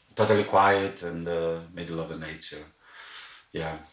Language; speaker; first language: English; non-native, fluent; Greek